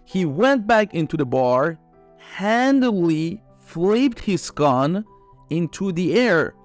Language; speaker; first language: English; non-native, fluent; Persian